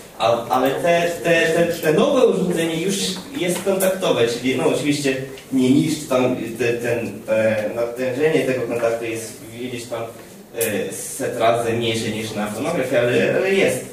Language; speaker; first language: Polish; non-native, fluent; Ukrainian